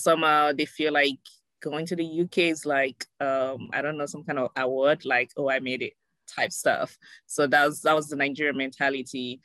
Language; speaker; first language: English; non-native, local second language; Yoruba